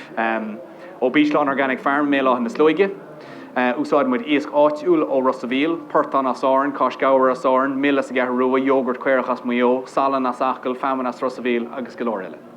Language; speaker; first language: Irish; non-native, local second language; English